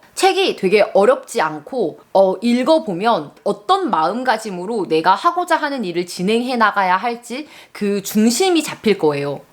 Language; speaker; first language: Korean; native; Korean